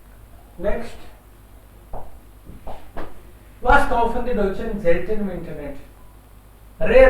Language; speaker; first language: German; non-native, fluent; Hindi